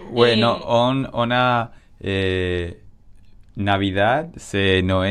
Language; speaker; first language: French; non-native, learner; Spanish